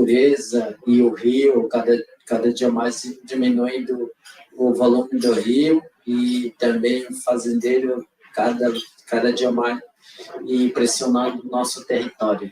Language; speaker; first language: Portuguese; non-native, local second language; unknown